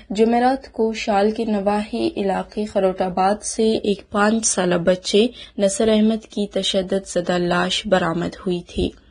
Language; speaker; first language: Urdu; non-native, local second language; Baluchi